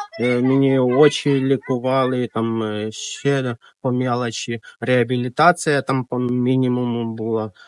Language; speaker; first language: Ukrainian; native; Ukrainian